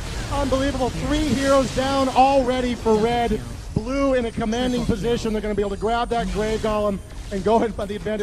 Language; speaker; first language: English; native; English